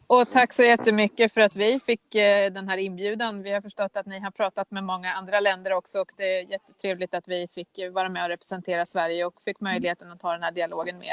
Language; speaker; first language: Swedish; native; Swedish